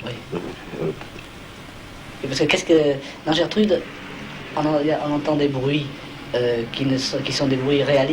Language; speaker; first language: French; native; French